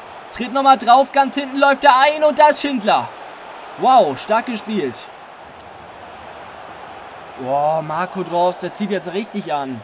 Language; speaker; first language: German; native; German